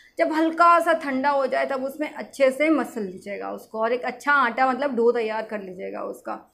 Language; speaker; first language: Hindi; native; Hindi